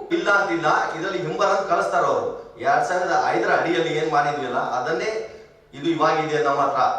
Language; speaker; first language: Kannada; non-native, local second language; Lambadi